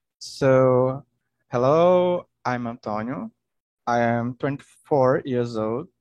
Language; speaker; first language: English; non-native, learner; Portuguese